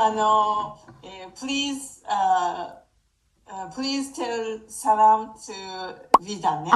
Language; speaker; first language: English; non-native, fluent; Japanese